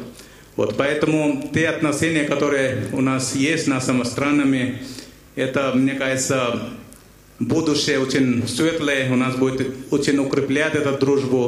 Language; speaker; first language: Russian; non-native, fluent; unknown